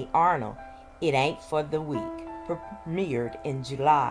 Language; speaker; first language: English; native; English